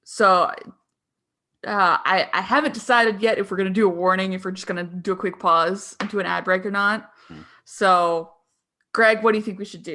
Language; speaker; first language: English; native; English